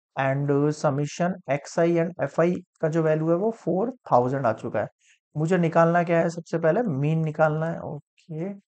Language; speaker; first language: Hindi; native; Hindi